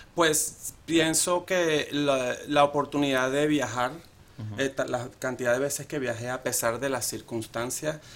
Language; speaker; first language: Spanish; native; Spanish